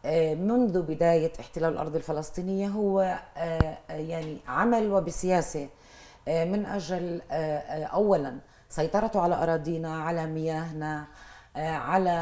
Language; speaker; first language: Arabic; native; Arabic